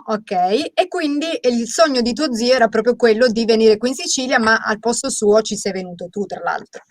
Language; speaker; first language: Italian; native; Italian